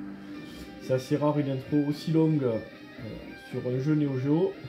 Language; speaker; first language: French; native; French